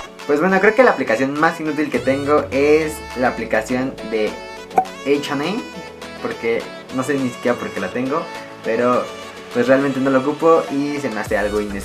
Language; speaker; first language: Spanish; native; Spanish